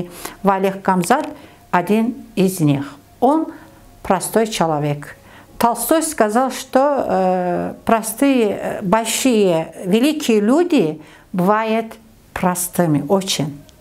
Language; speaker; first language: Russian; non-native, learner; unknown